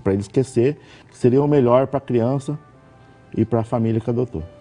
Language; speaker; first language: Portuguese; native; Portuguese